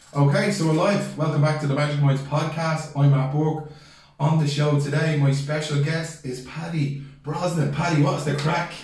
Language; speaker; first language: English; native; English